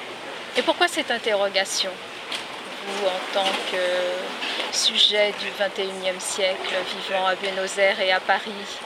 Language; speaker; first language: French; native; French